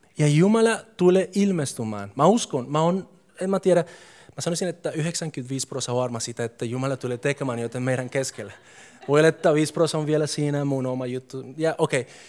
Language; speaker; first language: Finnish; non-native, fluent; Spanish